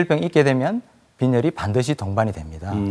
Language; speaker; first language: Korean; native; Korean